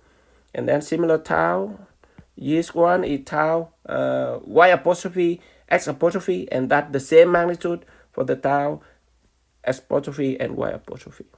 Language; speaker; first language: English; non-native, fluent; Vietnamese